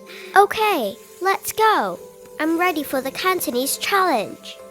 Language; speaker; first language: English; early bilingual, heritage; English